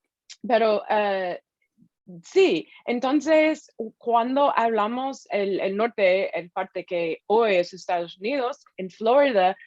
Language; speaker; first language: Spanish; non-native, fluent; English